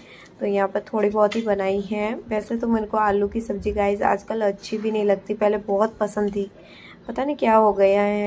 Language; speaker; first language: Hindi; native; Hindi